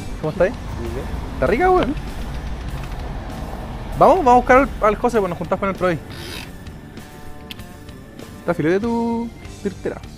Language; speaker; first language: Spanish; native; Spanish